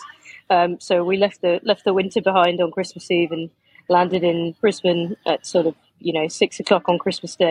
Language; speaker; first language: English; native; English